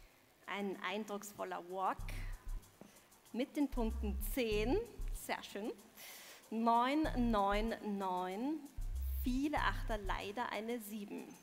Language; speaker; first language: German; native; German